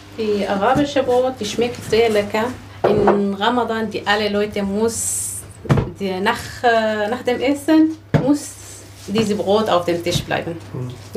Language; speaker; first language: German; non-native, learner; Arabic